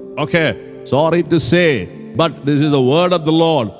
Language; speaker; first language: English; non-native, local second language; Malayalam